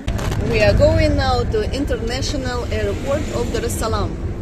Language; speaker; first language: English; non-native, fluent; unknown